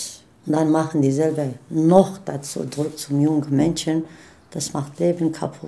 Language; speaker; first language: German; non-native, fluent; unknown